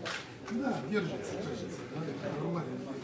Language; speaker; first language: Russian; non-native, learner; Serbian